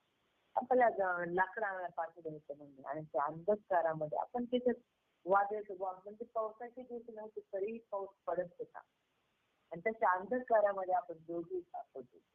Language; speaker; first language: Marathi; native; Marathi